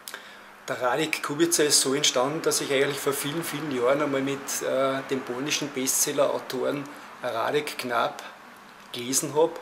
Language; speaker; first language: German; native; German